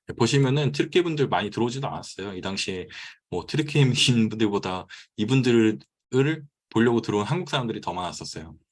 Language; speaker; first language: Korean; native; Korean